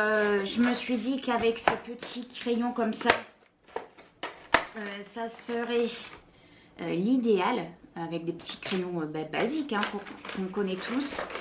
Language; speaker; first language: French; native; French